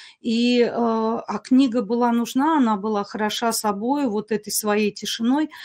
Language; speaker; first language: Russian; native; Russian